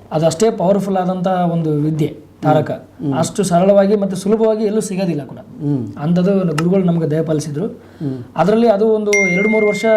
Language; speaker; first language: Kannada; native; Kannada